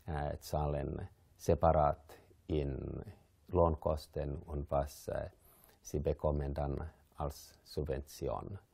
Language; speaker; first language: German; non-native, fluent; Finnish